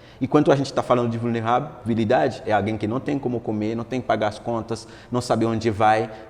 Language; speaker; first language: Portuguese; non-native, fluent; Haitian Creole